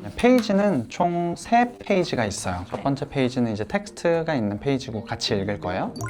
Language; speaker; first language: Korean; native; Korean